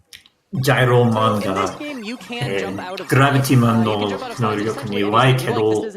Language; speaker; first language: Japanese; non-native, learner; English